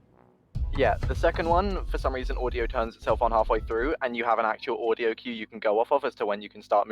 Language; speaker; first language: English; native; English